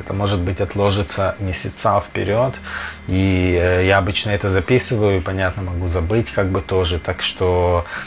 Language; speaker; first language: Russian; early bilingual, other home language; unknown